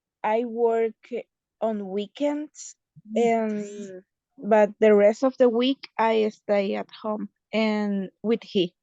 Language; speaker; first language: English; non-native, learner; Spanish